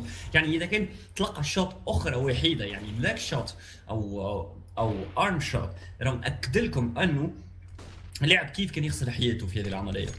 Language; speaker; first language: Arabic; native; Arabic